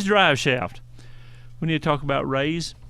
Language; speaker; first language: English; native; English